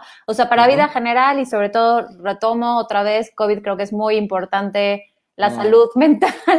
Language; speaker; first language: Spanish; native; Spanish